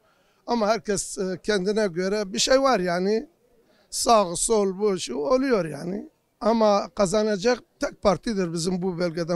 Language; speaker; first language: Turkish; non-native, local second language; Kurdish